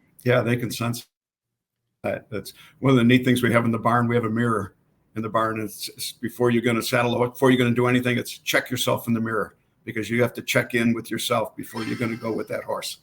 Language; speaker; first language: English; native; English